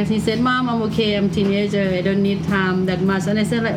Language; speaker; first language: English; non-native, learner; Thai